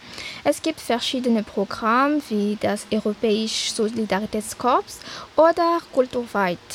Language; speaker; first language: German; non-native, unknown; Malagasy